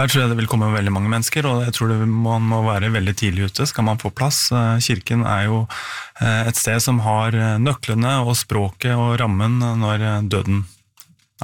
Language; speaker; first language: Norwegian; native; Norwegian